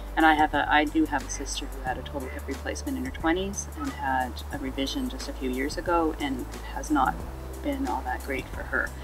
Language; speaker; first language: English; native; English